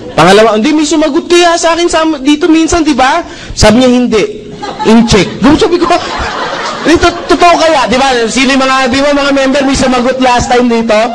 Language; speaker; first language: Filipino; non-native, local second language; Cebuano